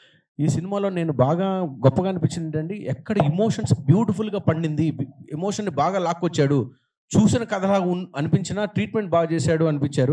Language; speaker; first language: Telugu; native; Telugu